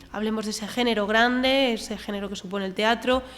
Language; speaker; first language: Spanish; native; Spanish